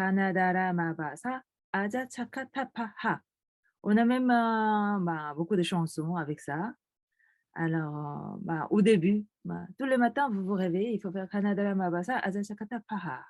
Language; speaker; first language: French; non-native, fluent; Korean